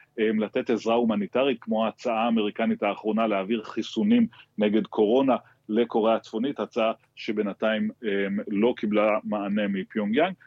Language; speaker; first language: Hebrew; native; Hebrew